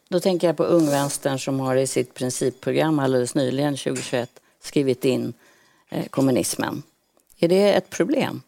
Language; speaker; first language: Swedish; native; Swedish